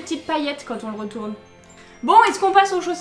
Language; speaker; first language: French; native; French